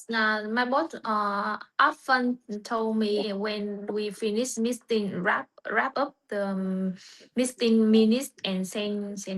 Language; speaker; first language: English; non-native, learner; Vietnamese